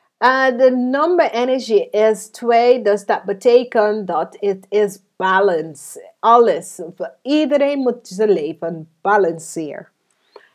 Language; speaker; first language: Dutch; non-native, fluent; English